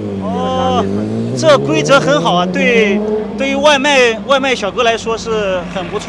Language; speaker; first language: Chinese; native; Chinese